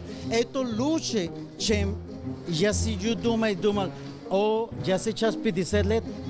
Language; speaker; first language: Russian; non-native, learner; Spanish